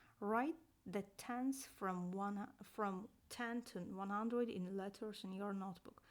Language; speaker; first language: English; non-native, fluent; Azerbaijani